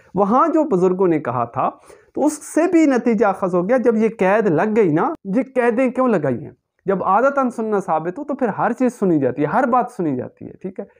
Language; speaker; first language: Urdu; native; Urdu